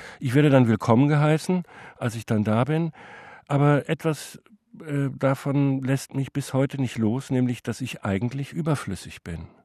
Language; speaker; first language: German; native; German